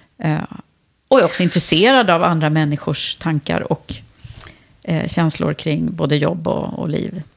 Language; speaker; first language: Swedish; native; Swedish